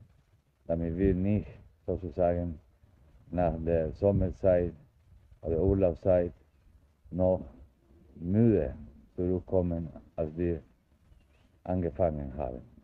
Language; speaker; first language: German; non-native, fluent; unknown